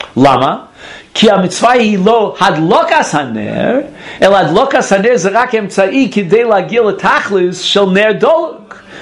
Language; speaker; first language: Hebrew; non-native, fluent; English